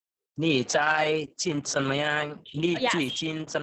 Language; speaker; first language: Chinese; non-native, learner; Nepali